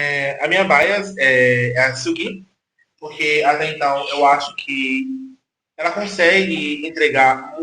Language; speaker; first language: Portuguese; native; Portuguese